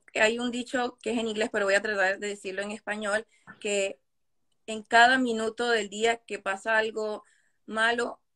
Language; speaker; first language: Spanish; native; Spanish